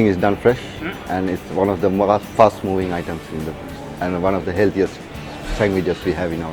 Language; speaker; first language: English; non-native, fluent; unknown